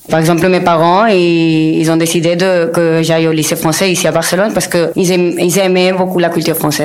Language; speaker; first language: French; non-native, local second language; Spanish